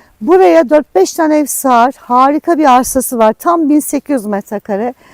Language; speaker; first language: Turkish; native; Turkish